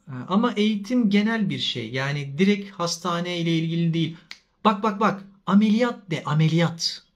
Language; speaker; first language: Turkish; native; Turkish